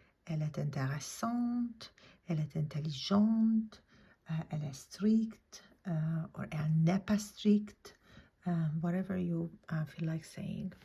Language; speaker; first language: French; non-native, fluent; English